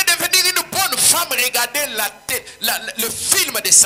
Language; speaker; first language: French; non-native, local second language; Swahili